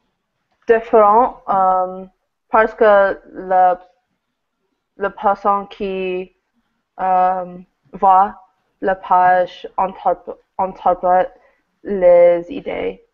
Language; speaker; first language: French; non-native, learner; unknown